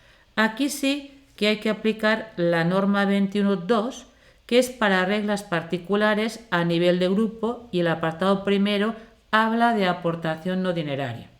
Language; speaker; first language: Spanish; native; Spanish